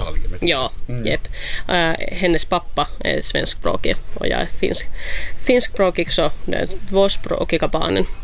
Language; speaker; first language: Swedish; non-native, local second language; Finnish